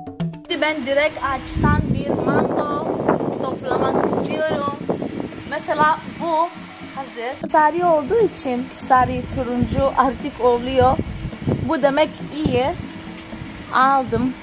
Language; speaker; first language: Turkish; non-native, fluent; Portuguese